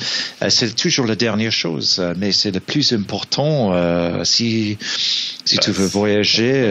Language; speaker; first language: French; non-native, learner; English